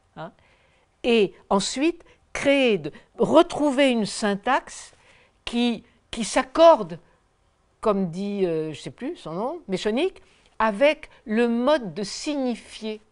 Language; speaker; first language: French; native; French